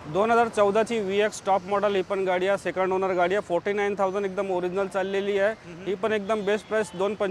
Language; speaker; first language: Marathi; non-native, local second language; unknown